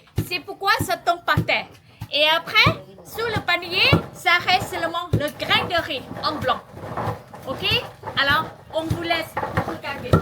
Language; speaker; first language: French; non-native, learner; Thai